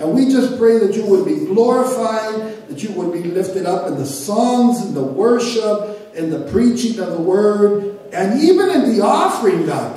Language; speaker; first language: English; early bilingual, other home language; Spanish